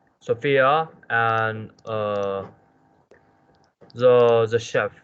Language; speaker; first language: English; non-native, learner; Chinese